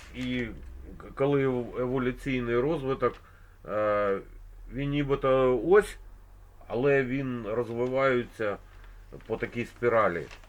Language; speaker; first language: Ukrainian; non-native, local second language; Russian